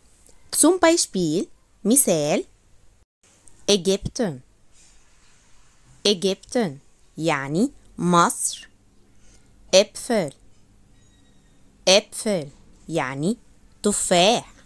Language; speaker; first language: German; non-native, fluent; Arabic